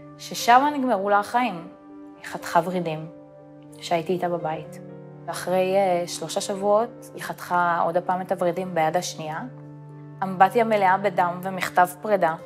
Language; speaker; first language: Hebrew; early bilingual, other home language; Russian